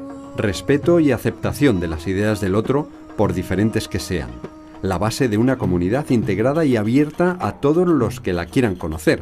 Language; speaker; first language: Spanish; native; Spanish